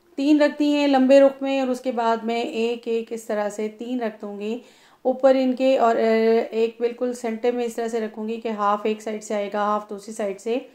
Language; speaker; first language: Urdu; non-native, local second language; Punjabi